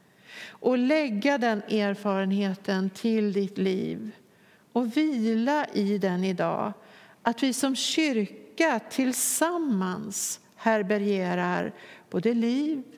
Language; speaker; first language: Swedish; native; Swedish